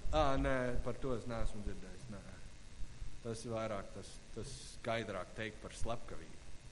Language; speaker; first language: Latvian; non-native, fluent; English